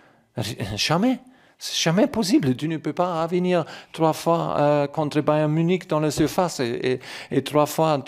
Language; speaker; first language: French; non-native, fluent; German